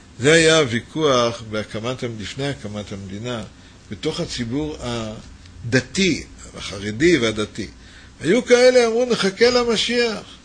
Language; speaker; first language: Hebrew; native; Hebrew